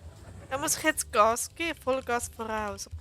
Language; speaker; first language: German; native; German